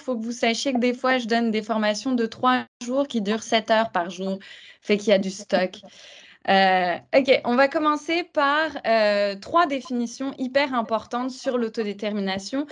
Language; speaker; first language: French; native; French